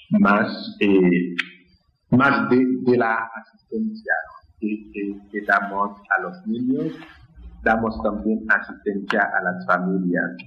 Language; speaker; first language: Spanish; non-native, fluent; Haitian Creole